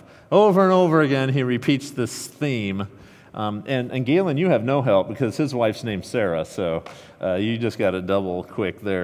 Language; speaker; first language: English; native; English